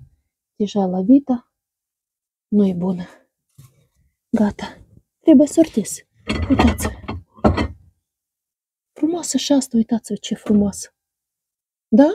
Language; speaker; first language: Romanian; non-native, learner; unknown